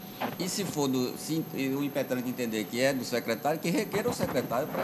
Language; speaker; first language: Portuguese; native; Portuguese